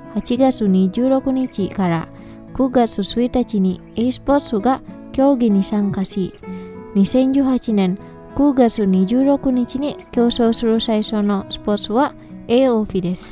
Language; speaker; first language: Japanese; non-native, fluent; Indonesian